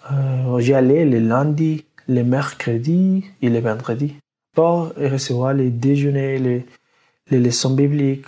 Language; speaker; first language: French; non-native, learner; Spanish